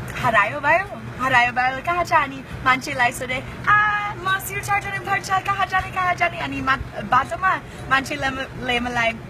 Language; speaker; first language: Nepali; non-native, learner; English